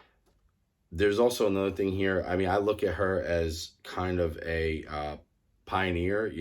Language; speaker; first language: English; native; English